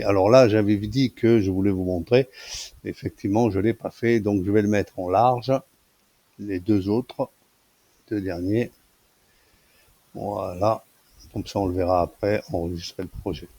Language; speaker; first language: French; native; French